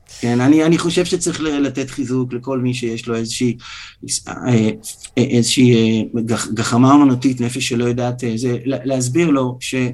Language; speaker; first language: Hebrew; native; Hebrew